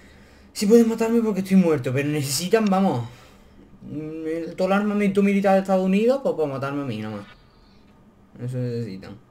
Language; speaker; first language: Spanish; native; Spanish